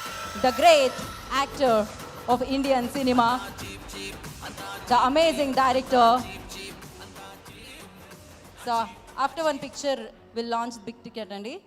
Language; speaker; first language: Telugu; native; Telugu